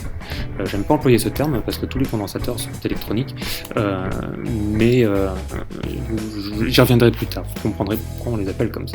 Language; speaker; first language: French; native; French